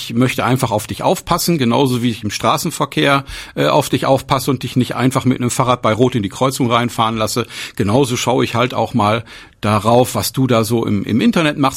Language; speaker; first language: German; native; German